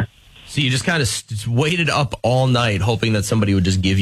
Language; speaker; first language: English; native; English